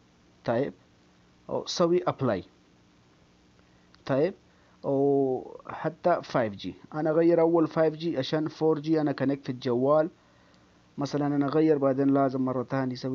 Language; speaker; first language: Arabic; non-native, learner; Urdu